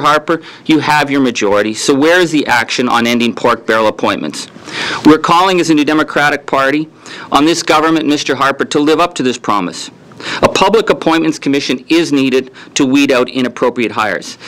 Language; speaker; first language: English; native; English